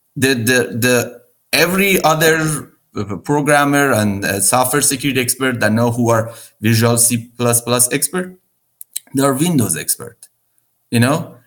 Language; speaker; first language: English; non-native, fluent; Persian